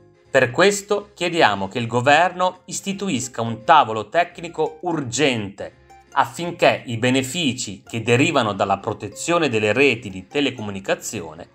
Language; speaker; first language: Italian; native; Italian